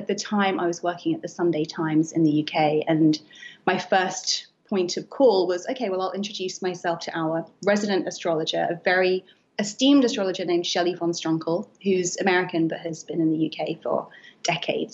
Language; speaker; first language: English; native; English